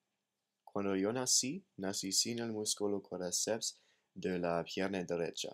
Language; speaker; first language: Spanish; non-native, learner; English